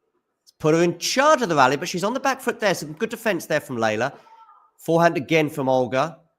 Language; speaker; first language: English; native; English